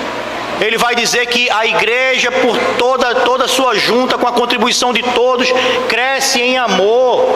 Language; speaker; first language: Portuguese; native; Portuguese